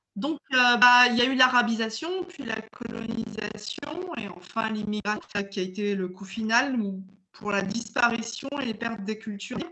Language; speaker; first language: French; early bilingual, other home language; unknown